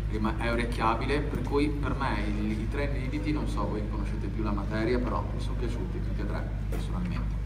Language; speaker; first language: Italian; native; Italian